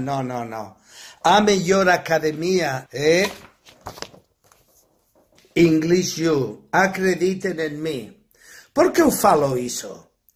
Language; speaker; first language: Portuguese; non-native, fluent; Spanish